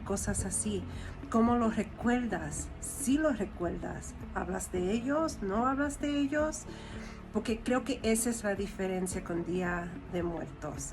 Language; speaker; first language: Spanish; early bilingual, heritage; Spanish